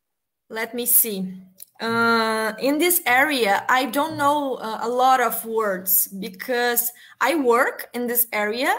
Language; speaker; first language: English; non-native, learner; Portuguese